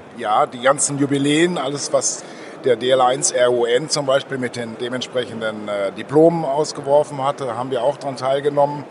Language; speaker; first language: German; native; German